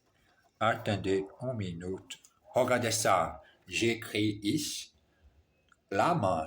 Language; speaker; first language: French; non-native, learner; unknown